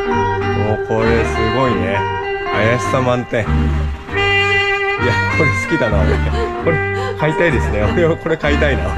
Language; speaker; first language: Japanese; native; Japanese